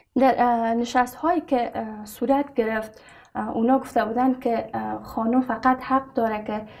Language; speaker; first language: Persian; native; Persian